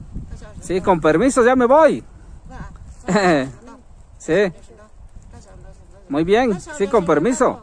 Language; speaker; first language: Spanish; native; Spanish